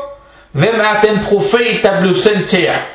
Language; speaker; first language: Danish; early bilingual, other home language; Arabic